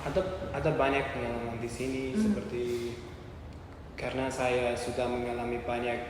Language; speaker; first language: Indonesian; non-native, learner; Uzbek